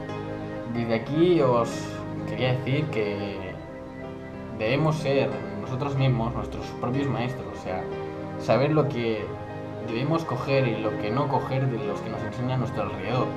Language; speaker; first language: Spanish; native; Spanish